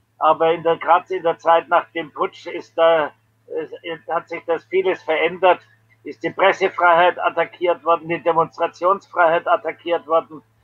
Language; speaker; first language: German; native; German